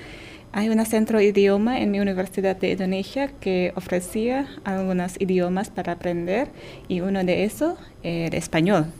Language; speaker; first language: Spanish; non-native, fluent; Indonesian